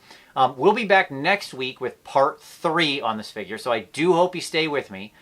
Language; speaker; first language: English; native; English